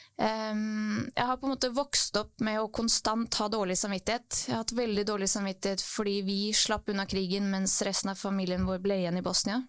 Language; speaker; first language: Norwegian; early bilingual, other home language; Bosnian